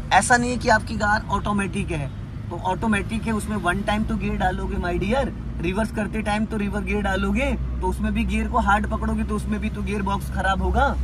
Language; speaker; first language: Hindi; native; Hindi